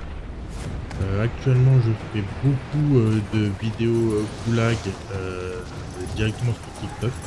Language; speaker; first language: French; native; French